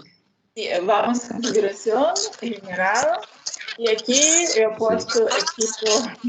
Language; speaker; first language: Spanish; non-native, learner; Lithuanian